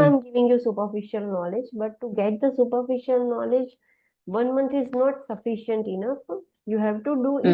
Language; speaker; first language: English; non-native, local second language; Gujarati